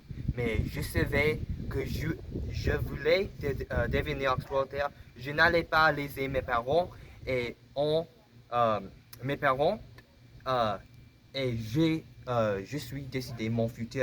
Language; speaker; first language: French; non-native, learner; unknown